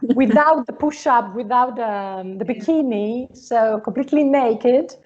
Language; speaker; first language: English; non-native, fluent; Italian